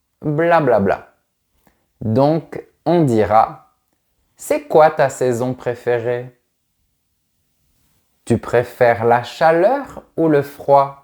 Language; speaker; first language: French; native; French